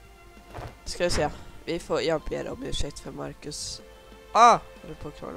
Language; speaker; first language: Swedish; native; Swedish